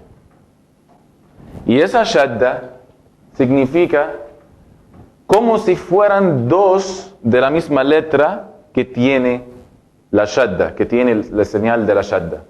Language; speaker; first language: Spanish; non-native, fluent; Arabic